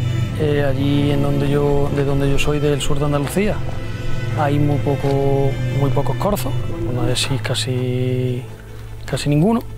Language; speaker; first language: Spanish; native; Spanish